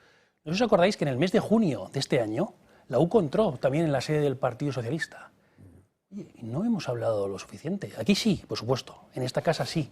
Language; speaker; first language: Spanish; native; Spanish